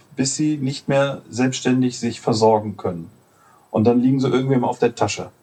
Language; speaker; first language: German; native; German